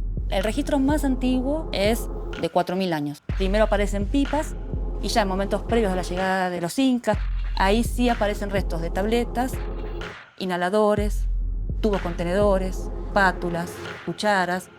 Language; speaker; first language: Spanish; native; Spanish